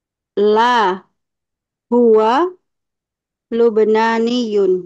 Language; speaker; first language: Arabic; non-native, learner; Indonesian